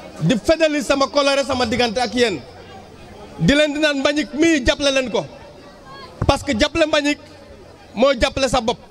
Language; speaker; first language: Wolof; non-native, local second language; Serer